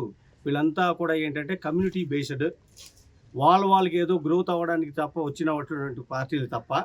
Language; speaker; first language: Telugu; native; Telugu